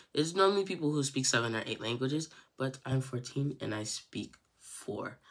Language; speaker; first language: English; native; English